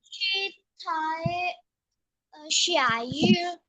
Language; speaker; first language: Chinese; non-native, learner; Urdu